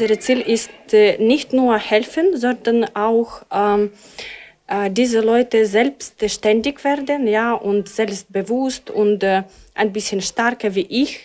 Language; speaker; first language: German; non-native, learner; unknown